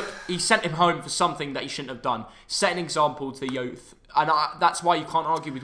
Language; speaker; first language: English; native; English